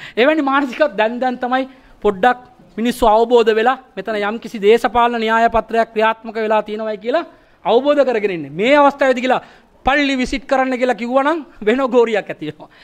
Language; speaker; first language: Sinhala; non-native, local second language; Tamil